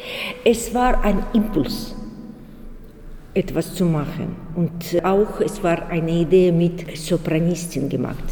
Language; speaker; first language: German; non-native, learner; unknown